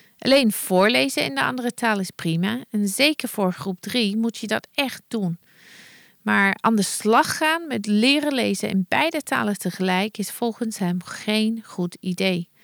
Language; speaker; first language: Dutch; non-native, fluent; English